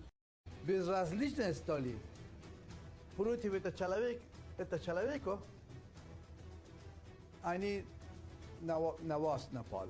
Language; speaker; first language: Russian; non-native, fluent; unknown